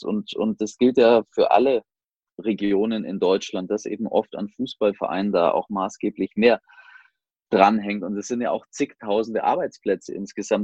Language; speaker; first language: German; native; German